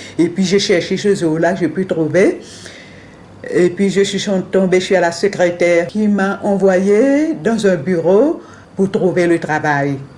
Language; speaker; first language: French; non-native, local second language; Morisyen